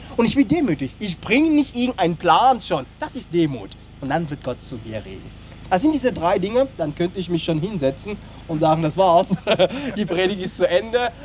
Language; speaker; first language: German; non-native, fluent; French